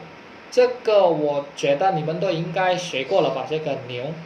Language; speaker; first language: Chinese; non-native, fluent; Indonesian